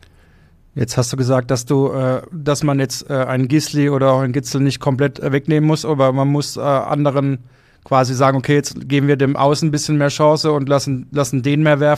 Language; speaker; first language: German; native; German